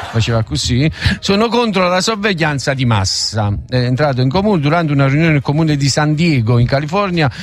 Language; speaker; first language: Italian; native; Italian